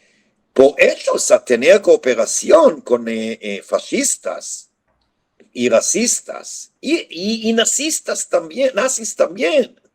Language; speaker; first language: Spanish; non-native, fluent; Hebrew